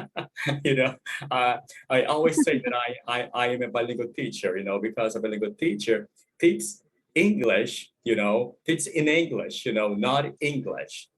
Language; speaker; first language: English; non-native, fluent; Portuguese